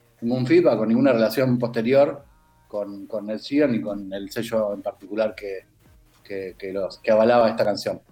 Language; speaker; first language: Spanish; native; Spanish